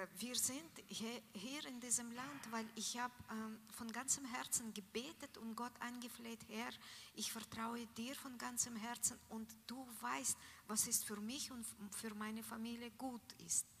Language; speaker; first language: German; non-native, learner; Russian